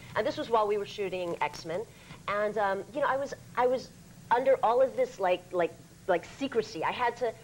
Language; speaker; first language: English; native; English